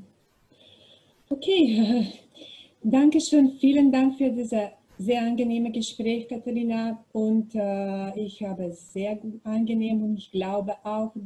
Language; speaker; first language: German; non-native, learner; Macedonian